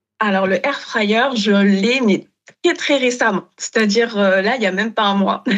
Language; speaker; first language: French; non-native, local second language; Wolof